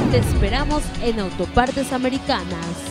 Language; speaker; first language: Spanish; native; Spanish